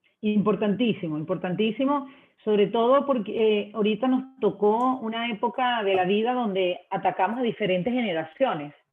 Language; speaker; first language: Spanish; native; Spanish